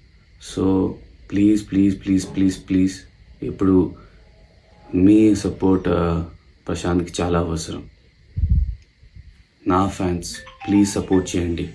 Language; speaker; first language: Telugu; non-native, local second language; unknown